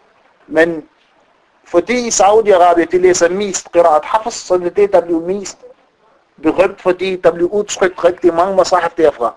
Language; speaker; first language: Danish; non-native, fluent; Arabic